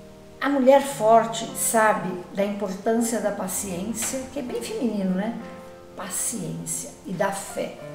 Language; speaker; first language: Portuguese; native; Portuguese